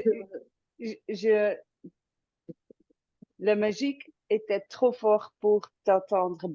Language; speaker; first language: French; non-native, fluent; Dutch